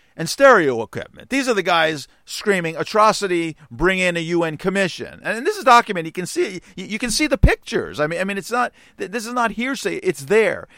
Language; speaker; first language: English; native; English